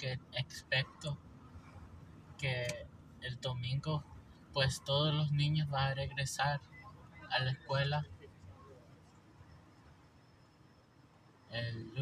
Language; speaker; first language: Spanish; early bilingual, heritage; English